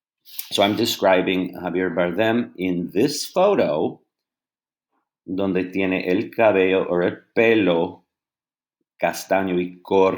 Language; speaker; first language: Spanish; non-native, fluent; English